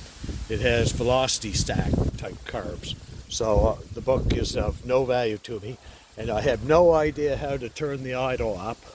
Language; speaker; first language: English; native; English